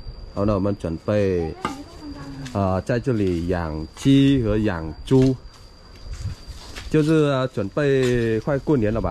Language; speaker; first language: Chinese; non-native, learner; Vietnamese